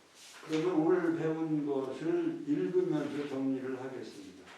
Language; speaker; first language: Korean; native; Korean